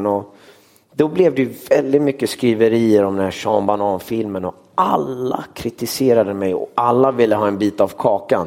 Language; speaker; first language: Swedish; early bilingual, other home language; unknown